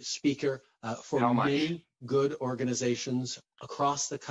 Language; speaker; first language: English; native; English